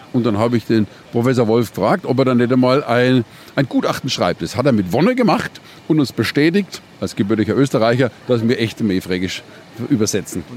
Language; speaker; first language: German; native; German